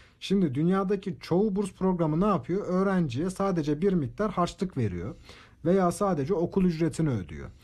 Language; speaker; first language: Turkish; native; Turkish